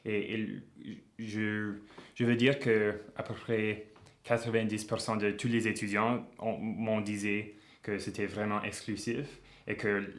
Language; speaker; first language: French; non-native, local second language; English